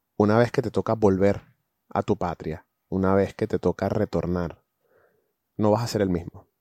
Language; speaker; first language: Spanish; native; Spanish